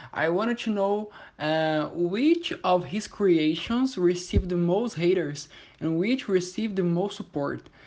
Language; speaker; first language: English; non-native, fluent; Portuguese